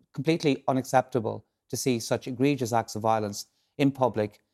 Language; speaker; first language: English; native; English